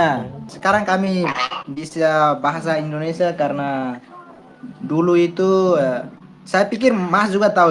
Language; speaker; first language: Indonesian; non-native, fluent; Tetum